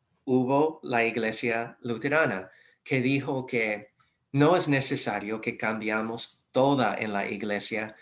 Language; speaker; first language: Spanish; non-native, fluent; English